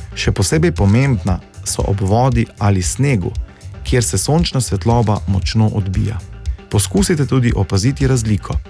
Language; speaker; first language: Slovenian; native; Slovenian